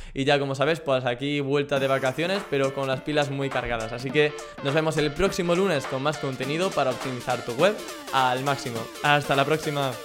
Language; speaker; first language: Spanish; native; Spanish